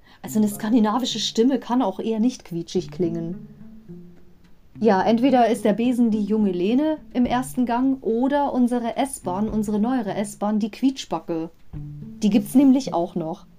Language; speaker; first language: German; native; German